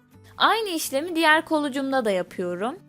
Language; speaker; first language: Turkish; native; Turkish